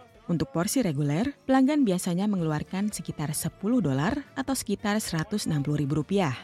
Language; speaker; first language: Indonesian; native; Indonesian